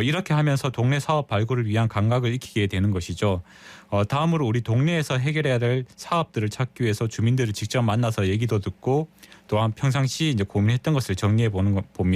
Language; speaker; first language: Korean; native; Korean